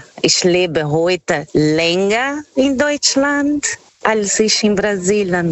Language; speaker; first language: German; non-native, fluent; Portuguese